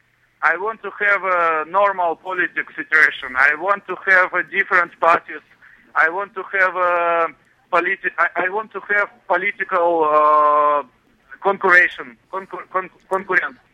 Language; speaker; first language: English; non-native, learner; Russian